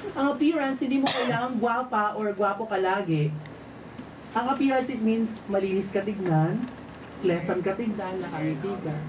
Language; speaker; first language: Filipino; non-native, local second language; Waray